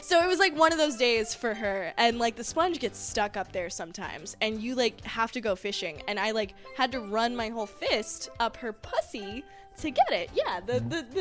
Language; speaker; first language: English; native; English